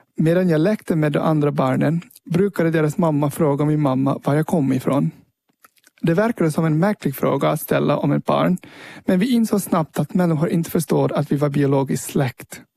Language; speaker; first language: Swedish; early bilingual, heritage; Swedish